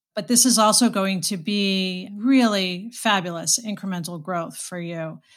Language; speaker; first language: English; native; English